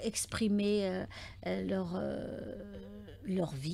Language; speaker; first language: French; native; French